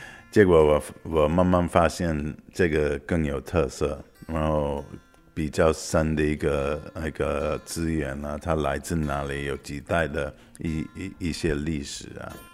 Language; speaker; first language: Chinese; non-native, fluent; English